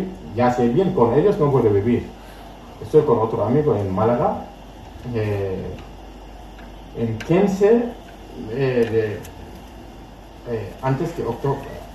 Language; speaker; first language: Spanish; non-native, learner; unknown